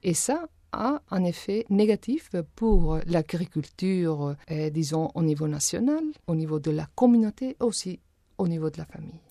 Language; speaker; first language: French; non-native, fluent; Spanish